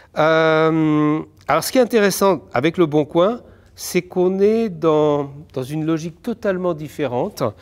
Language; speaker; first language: French; native; French